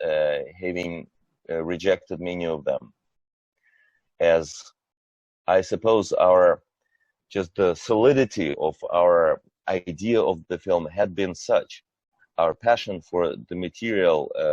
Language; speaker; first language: English; non-native, fluent; Russian